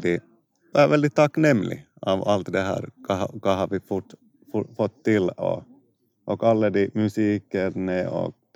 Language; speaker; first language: Swedish; non-native, local second language; Finnish